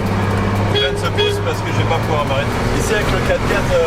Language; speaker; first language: French; native; French